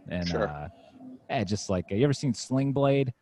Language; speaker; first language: English; native; English